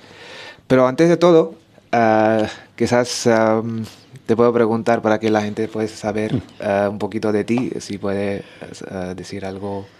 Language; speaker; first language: Spanish; non-native, learner; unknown